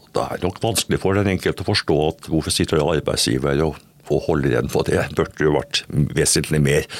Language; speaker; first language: Norwegian; native; Norwegian